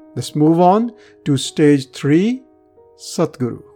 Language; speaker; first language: English; non-native, local second language; Punjabi